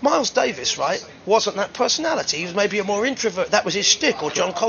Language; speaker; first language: English; native; English